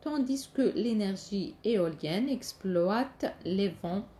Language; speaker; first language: French; non-native, local second language; Arabic